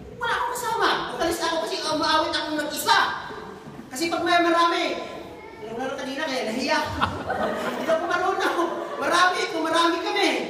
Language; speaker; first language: Filipino; non-native, local second language; Cebuano